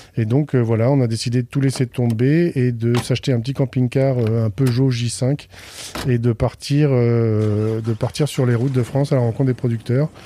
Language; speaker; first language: French; native; French